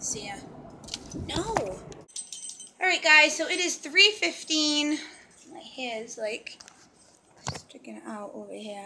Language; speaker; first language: English; native; English